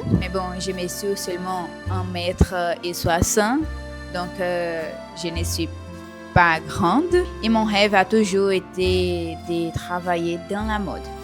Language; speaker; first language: French; non-native, learner; Portuguese